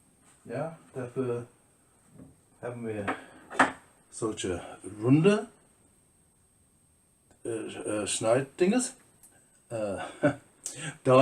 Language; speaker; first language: German; non-native, fluent; English